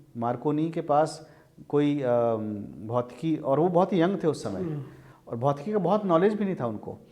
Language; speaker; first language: Hindi; native; Hindi